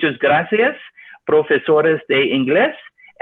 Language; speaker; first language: Spanish; non-native, learner; English